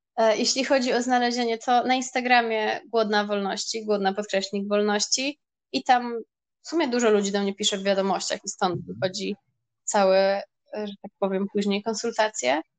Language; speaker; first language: Polish; early bilingual, heritage; Polish